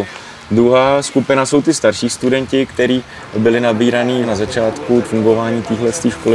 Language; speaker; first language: Czech; native; Czech